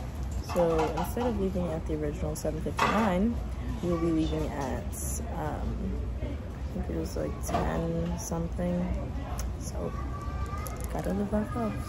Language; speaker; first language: English; native; English